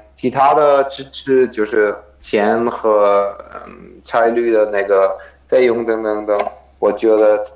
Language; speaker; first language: Chinese; non-native, fluent; German